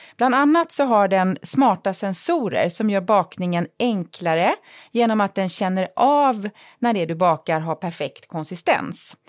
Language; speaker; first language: Swedish; native; Swedish